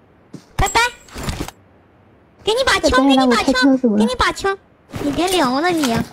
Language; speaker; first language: Chinese; native; Chinese